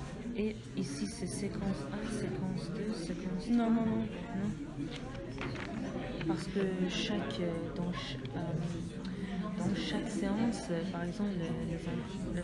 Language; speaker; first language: French; non-native, learner; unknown